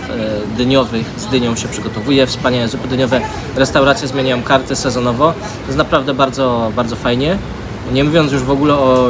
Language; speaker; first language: Polish; native; Polish